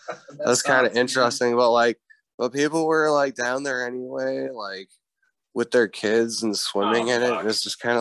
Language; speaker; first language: English; native; English